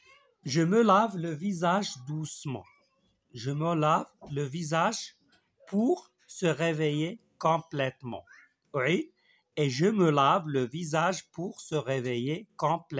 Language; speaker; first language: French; non-native, local second language; Arabic